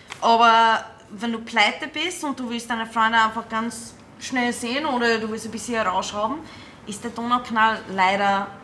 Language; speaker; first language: German; non-native, fluent; English